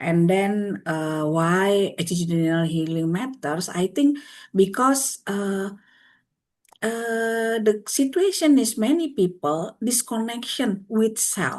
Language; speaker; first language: English; non-native, learner; Indonesian